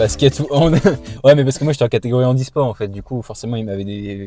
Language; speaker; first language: French; native; French